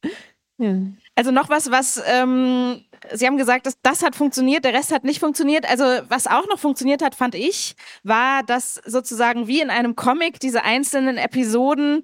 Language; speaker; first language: German; native; German